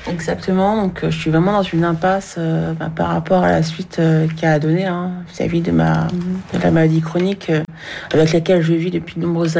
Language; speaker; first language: French; native; French